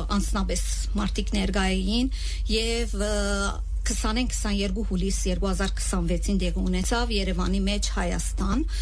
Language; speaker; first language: Armenian; native; Armenian